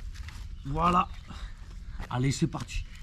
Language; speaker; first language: French; native; French